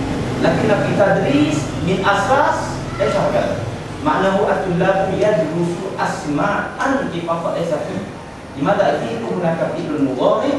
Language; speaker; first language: Arabic; non-native, learner; Malay